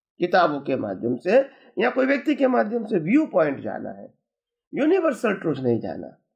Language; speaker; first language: Hindi; non-native, local second language; Gujarati